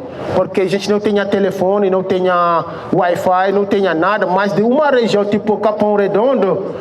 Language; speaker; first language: Portuguese; non-native, fluent; Wolof